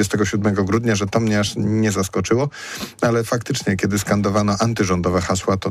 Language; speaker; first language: Polish; native; Polish